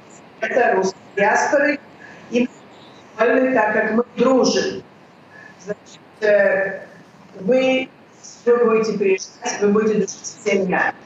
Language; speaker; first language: Russian; early bilingual, heritage; Russian